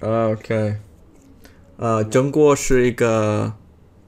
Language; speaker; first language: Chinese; non-native, learner; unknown